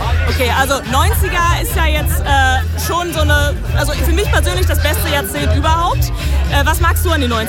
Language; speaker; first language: German; native; German